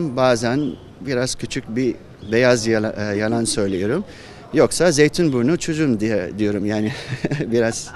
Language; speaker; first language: Turkish; non-native, fluent; Japanese